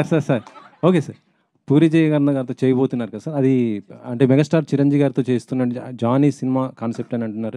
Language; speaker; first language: Telugu; native; Telugu